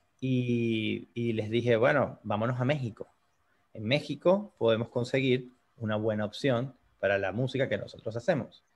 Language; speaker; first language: Spanish; native; Spanish